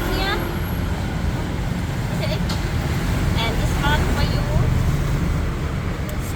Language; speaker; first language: English; non-native, learner; Thai